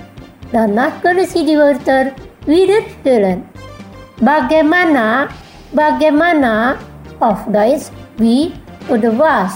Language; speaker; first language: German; non-native, fluent; Indonesian